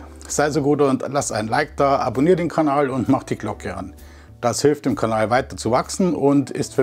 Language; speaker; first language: German; native; German